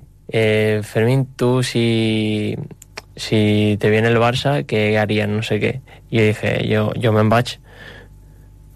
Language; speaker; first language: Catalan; non-native, local second language; Spanish